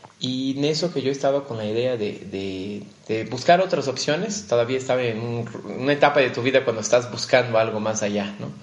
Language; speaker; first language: Spanish; non-native, fluent; Portuguese